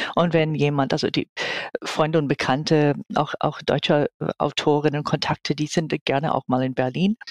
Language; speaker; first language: German; non-native, fluent; English